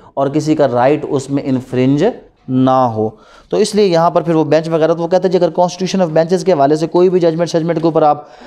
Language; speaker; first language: Urdu; non-native, local second language; Punjabi